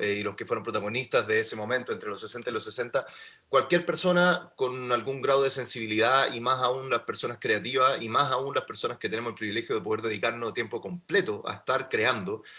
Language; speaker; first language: Spanish; native; Spanish